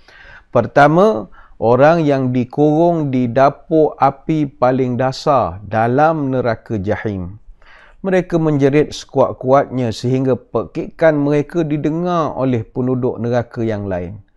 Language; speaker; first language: Malay; native; Malay